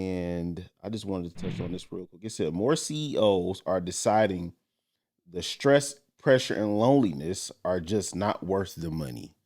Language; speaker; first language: English; native; English